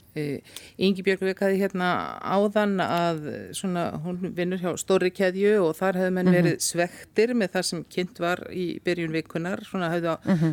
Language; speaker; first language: Icelandic; native; Icelandic